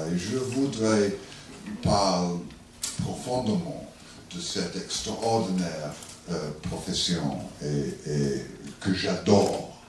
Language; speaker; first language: French; non-native, learner; English